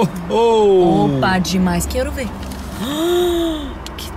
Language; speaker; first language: Portuguese; non-native, learner; English